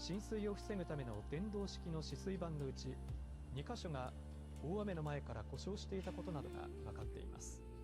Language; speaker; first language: Japanese; native; Japanese